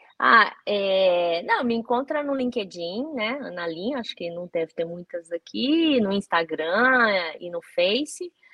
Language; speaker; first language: Portuguese; early bilingual, other home language; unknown